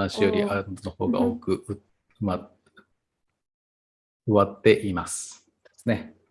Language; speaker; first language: Japanese; non-native, fluent; Tatar